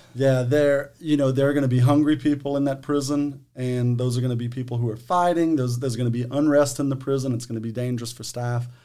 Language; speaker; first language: English; native; English